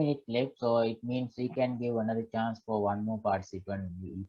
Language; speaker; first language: English; non-native, local second language; Sinhala